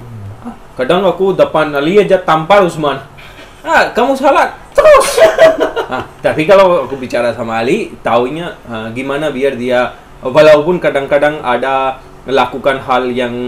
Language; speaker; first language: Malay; non-native, fluent; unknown